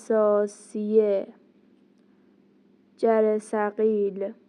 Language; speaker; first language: Persian; non-native, fluent; Turkish